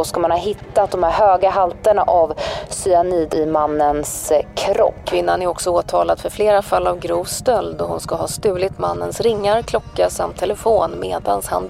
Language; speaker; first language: Swedish; non-native, learner; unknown